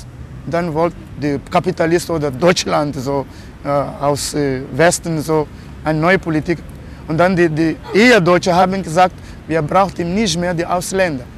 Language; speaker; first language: German; non-native, learner; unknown